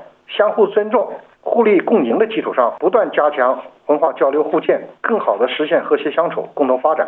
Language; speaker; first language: Chinese; native; Chinese